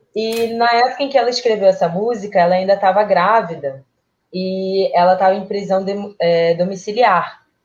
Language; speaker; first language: Portuguese; early bilingual, other home language; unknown